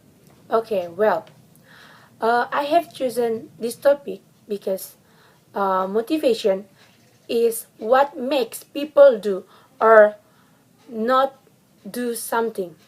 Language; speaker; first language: English; non-native, learner; Indonesian